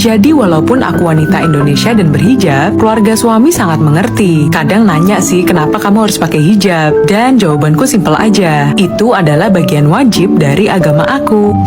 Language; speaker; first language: Indonesian; native; Indonesian